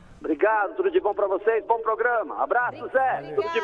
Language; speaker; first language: Portuguese; native; Portuguese